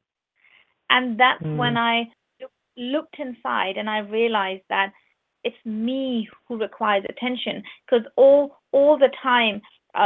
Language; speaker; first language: English; non-native, local second language; Urdu